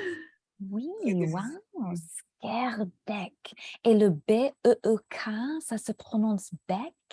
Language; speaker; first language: French; non-native, fluent; English